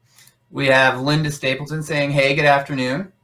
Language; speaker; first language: English; native; English